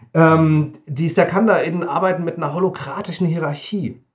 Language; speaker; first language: German; native; German